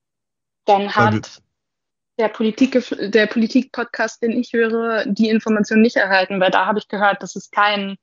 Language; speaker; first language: German; native; German